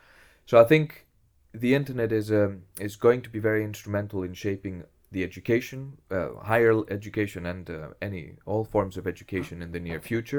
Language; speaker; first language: English; non-native, fluent; Greek